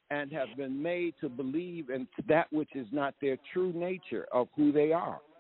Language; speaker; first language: English; native; English